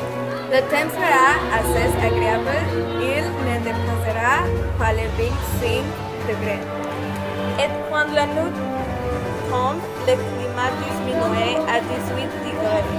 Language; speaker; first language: French; non-native, learner; Spanish